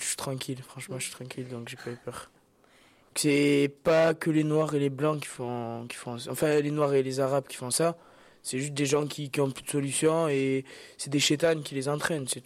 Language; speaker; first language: French; native; French